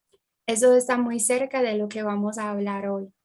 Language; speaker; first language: Spanish; non-native, fluent; English